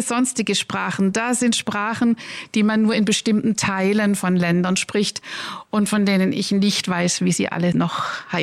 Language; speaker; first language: German; native; German